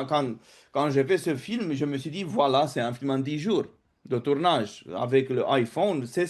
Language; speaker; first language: French; non-native, fluent; Romanian